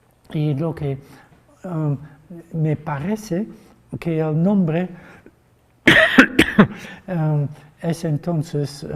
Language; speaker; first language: Spanish; non-native, fluent; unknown